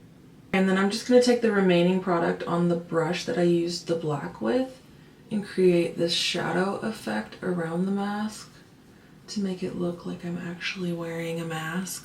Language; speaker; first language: English; native; English